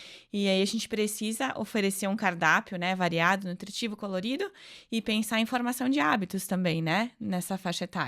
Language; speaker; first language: Portuguese; native; Portuguese